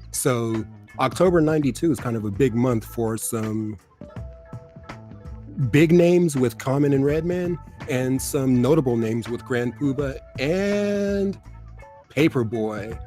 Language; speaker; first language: English; native; English